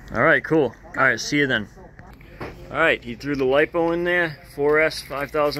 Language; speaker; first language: English; native; English